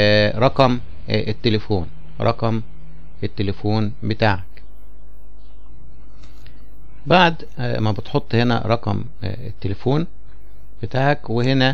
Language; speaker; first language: Arabic; native; Arabic